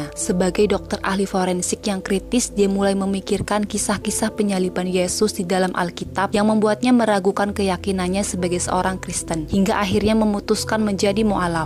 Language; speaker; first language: Indonesian; native; Indonesian